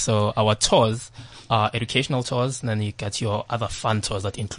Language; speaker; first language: English; non-native, local second language; Zulu